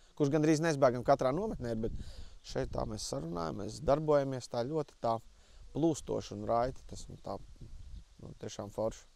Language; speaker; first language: Latvian; native; Latvian